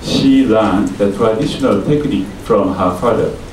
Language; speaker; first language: English; non-native, learner; Japanese